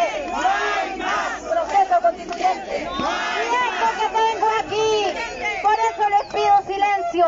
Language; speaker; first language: Spanish; native; Spanish